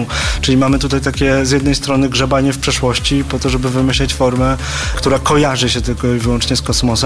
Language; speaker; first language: Polish; native; Polish